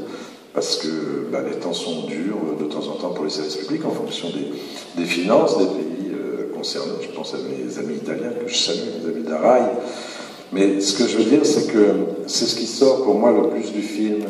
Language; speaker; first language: French; native; French